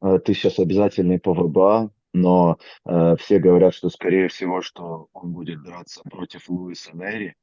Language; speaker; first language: Russian; native; Russian